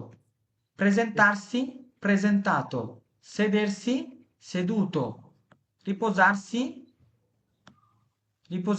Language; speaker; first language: Italian; non-native, fluent; Bangla